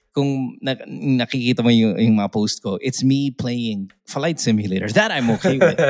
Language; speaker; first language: English; non-native, local second language; Filipino